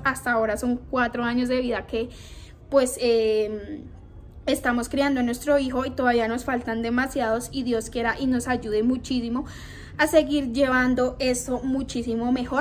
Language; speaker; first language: Spanish; native; Spanish